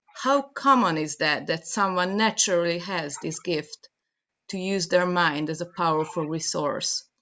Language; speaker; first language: English; non-native, fluent; Hungarian